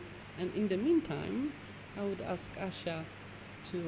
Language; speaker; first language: English; non-native, fluent; Polish